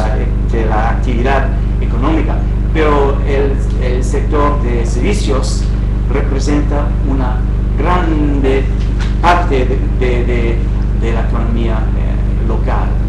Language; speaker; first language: Spanish; non-native, fluent; English